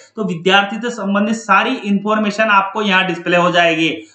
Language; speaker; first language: Hindi; native; Hindi